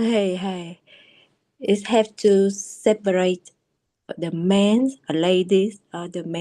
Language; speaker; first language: English; non-native, learner; Japanese